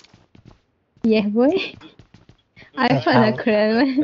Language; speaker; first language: English; non-native, learner; Indonesian